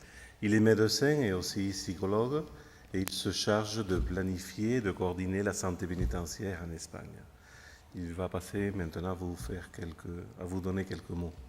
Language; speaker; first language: French; non-native, fluent; Spanish